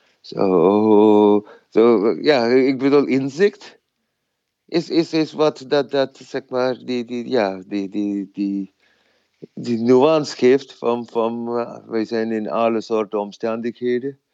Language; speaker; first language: Dutch; non-native, fluent; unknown